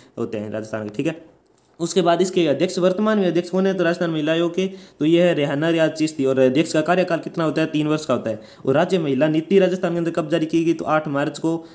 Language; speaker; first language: Hindi; native; Hindi